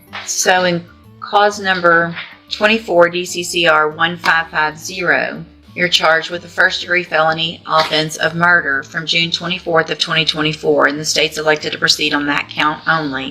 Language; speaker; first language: English; native; English